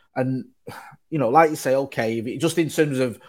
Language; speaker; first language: English; native; English